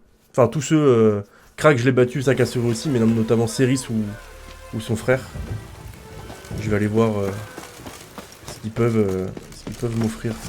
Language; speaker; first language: French; native; French